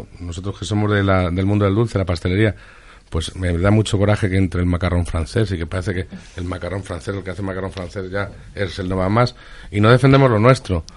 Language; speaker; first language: Spanish; native; Spanish